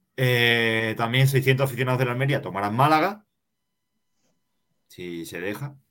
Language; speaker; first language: Spanish; native; Spanish